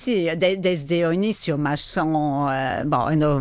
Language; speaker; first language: Portuguese; non-native, fluent; French